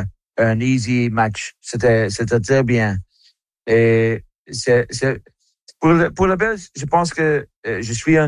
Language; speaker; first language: French; non-native, learner; Dutch